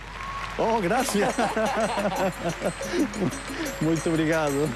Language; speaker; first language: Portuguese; non-native, learner; Spanish